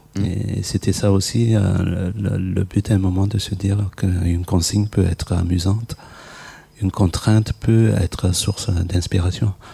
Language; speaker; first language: French; non-native, local second language; Malagasy